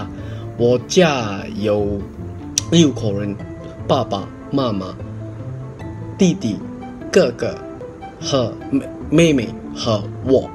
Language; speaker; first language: Chinese; non-native, learner; Malay